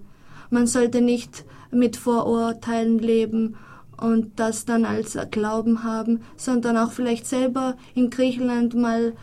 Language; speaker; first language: German; non-native, fluent; Greek